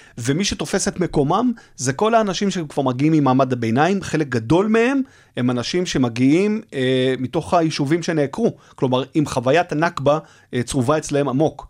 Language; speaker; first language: Hebrew; native; Hebrew